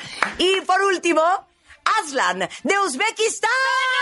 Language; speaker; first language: Spanish; native; Spanish